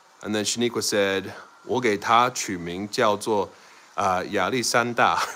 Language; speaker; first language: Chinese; non-native, fluent; English